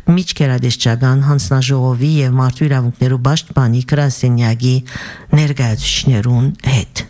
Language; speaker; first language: Armenian; early bilingual, heritage; Armenian